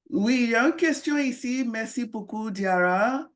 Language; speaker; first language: French; non-native, fluent; English